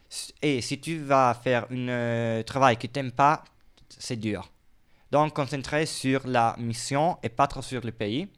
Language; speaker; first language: French; non-native, fluent; Italian